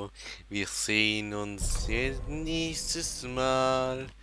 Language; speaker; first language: German; non-native, learner; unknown